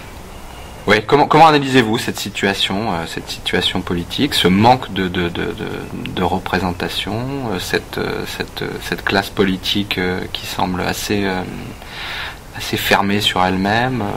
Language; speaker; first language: French; native; French